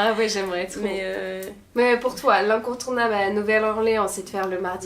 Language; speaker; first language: French; native; French